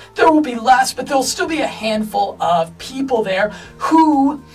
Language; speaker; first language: English; native; English